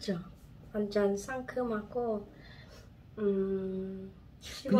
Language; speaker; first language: Korean; non-native, fluent; Khmer